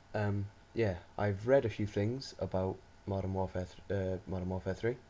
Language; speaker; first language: English; native; English